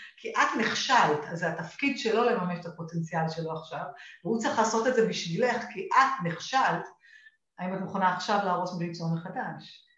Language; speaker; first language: Hebrew; native; Hebrew